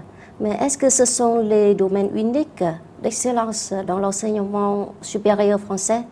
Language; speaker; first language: French; non-native, fluent; Vietnamese